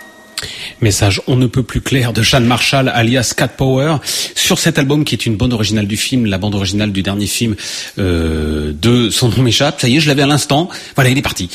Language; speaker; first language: French; native; French